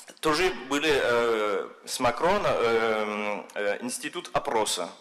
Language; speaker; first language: Russian; non-native, fluent; French